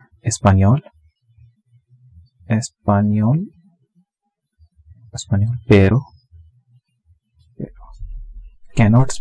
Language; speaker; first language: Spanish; non-native, learner; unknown